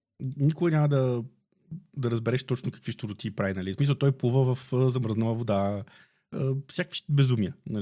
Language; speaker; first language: Bulgarian; native; Bulgarian